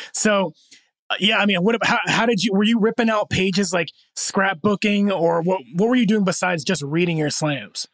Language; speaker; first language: English; early bilingual, other home language; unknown